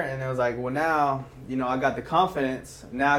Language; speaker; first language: English; native; English